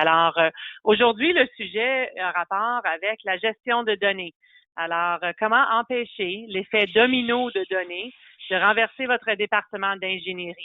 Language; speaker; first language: French; native; French